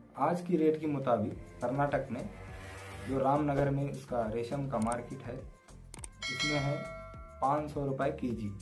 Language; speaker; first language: Hindi; non-native, local second language; Kannada